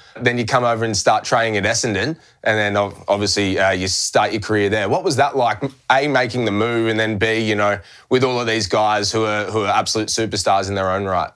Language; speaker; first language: English; native; English